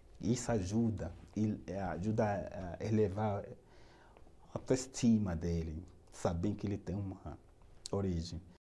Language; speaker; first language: Portuguese; non-native, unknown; Yoruba